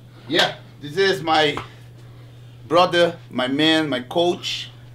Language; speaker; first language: English; non-native, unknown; Portuguese